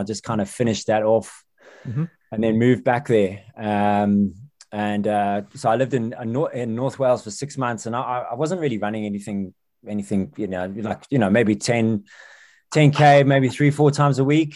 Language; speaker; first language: English; native; English